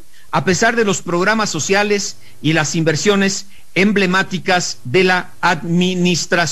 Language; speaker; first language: Spanish; native; Spanish